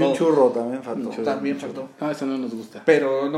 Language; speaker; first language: Spanish; native; Spanish